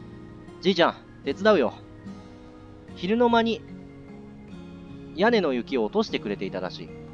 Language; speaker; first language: Japanese; native; Japanese